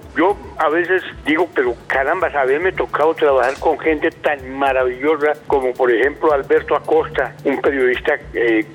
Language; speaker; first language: Spanish; native; Spanish